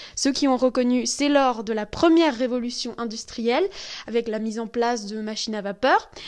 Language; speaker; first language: French; native; French